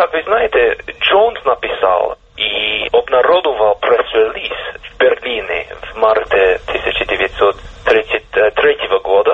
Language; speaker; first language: Russian; non-native, fluent; English